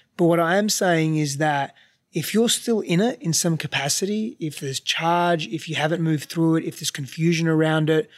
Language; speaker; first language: English; native; English